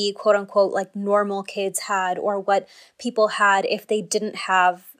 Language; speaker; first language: English; early bilingual, other home language; Hindi